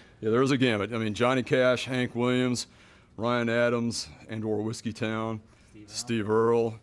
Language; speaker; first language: English; native; English